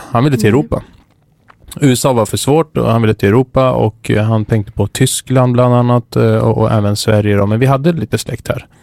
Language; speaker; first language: Swedish; early bilingual, other home language; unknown